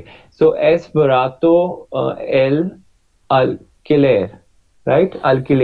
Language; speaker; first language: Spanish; non-native, learner; English